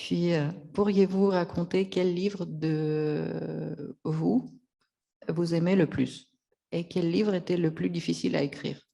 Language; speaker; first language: French; non-native, fluent; Russian